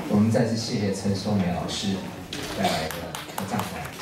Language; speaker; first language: Chinese; early bilingual, heritage; Chinese